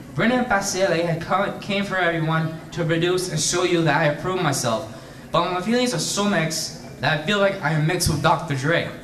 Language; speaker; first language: English; native; English